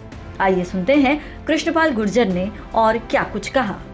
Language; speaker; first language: Hindi; native; Hindi